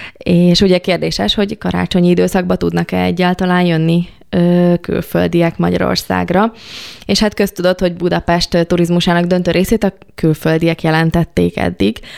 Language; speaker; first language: Hungarian; native; Hungarian